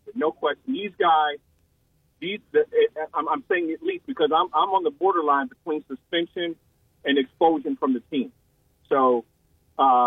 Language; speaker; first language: English; native; English